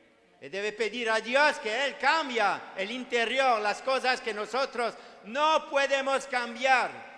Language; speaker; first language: Spanish; non-native, learner; French